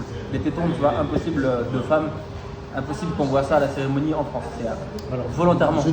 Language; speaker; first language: French; native; French